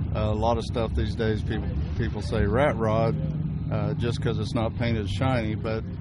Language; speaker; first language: English; native; English